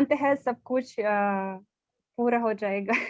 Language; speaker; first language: Hindi; non-native, learner; Russian